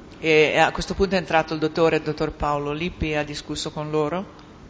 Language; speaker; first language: Italian; native; Italian